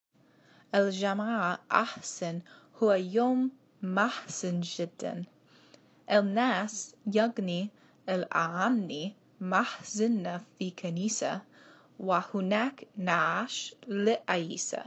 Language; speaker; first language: Arabic; non-native, learner; English